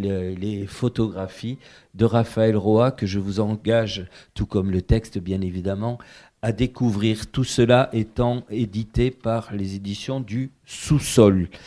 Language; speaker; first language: French; native; French